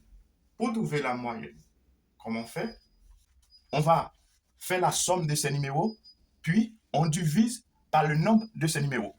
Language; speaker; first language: French; non-native, local second language; Haitian Creole